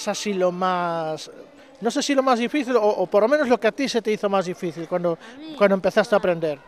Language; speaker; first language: Spanish; native; Spanish